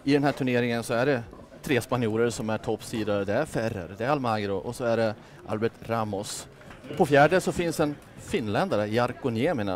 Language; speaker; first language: Swedish; native; Swedish